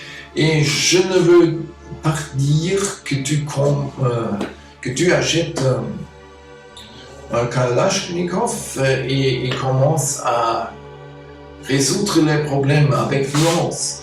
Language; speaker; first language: French; non-native, fluent; German